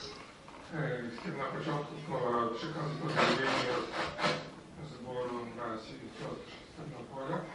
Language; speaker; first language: Polish; non-native, learner; Ukrainian